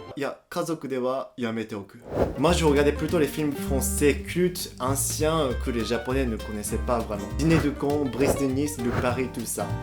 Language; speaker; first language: French; non-native, fluent; Japanese